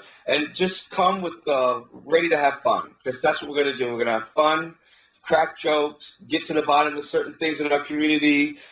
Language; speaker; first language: English; native; English